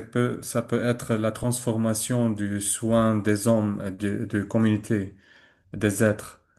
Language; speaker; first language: French; non-native, learner; Arabic